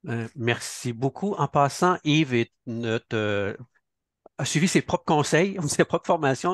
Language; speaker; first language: French; native; French